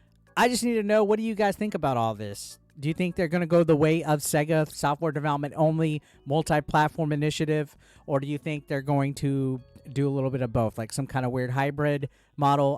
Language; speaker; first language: English; native; English